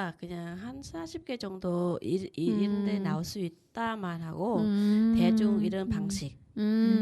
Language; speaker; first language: Korean; non-native, learner; Vietnamese